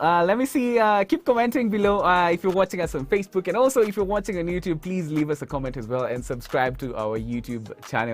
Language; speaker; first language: English; non-native, local second language; Swahili